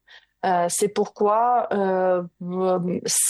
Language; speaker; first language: French; non-native, learner; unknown